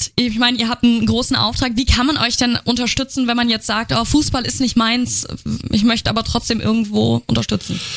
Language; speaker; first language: German; native; German